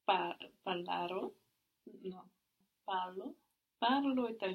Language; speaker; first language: Italian; non-native, learner; English